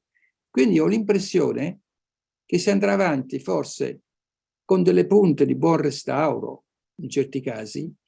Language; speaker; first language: Italian; native; Italian